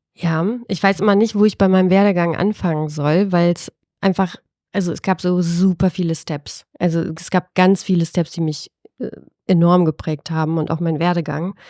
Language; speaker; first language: German; early bilingual, other home language; Albanian